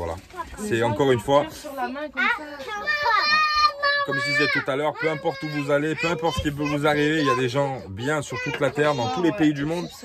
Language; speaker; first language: French; native; French